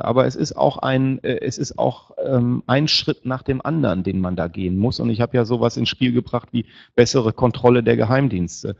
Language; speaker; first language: German; native; German